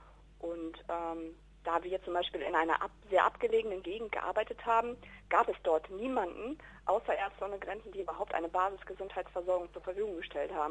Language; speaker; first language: German; native; German